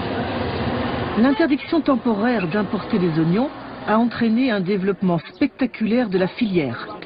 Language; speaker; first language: French; native; French